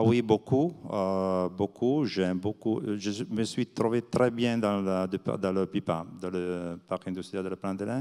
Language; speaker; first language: French; non-native, fluent; Italian